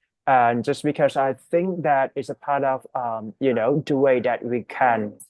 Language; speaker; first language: English; non-native, fluent; Thai